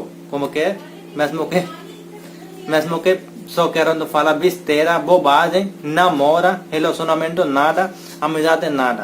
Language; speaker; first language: Portuguese; non-native, learner; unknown